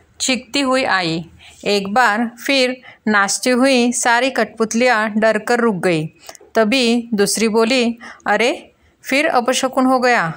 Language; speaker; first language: Hindi; non-native, local second language; Marathi